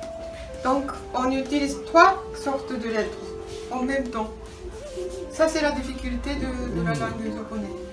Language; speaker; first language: French; non-native, learner; Japanese